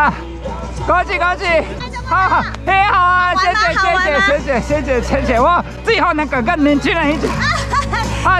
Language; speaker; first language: Chinese; non-native, fluent; Japanese